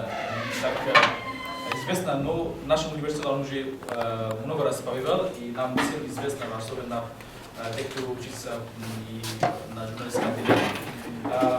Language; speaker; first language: Russian; non-native, fluent; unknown